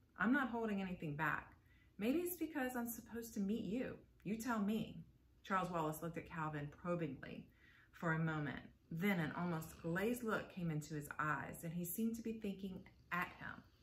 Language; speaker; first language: English; native; English